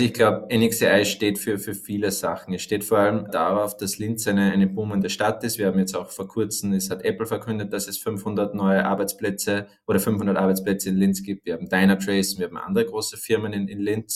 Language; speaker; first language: German; native; German